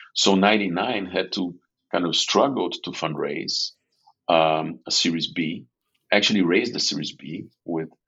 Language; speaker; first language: English; non-native, fluent; Portuguese